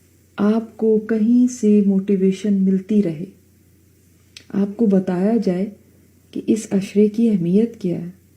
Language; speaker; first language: Urdu; native; Urdu